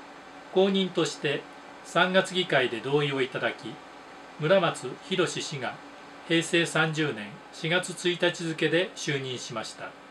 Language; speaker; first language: Japanese; native; Japanese